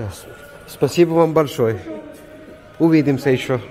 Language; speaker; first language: Russian; non-native, learner; Urdu